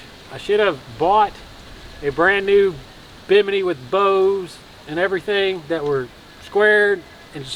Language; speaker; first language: English; native; English